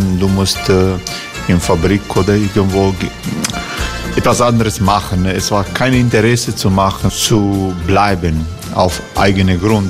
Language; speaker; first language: German; non-native, fluent; Croatian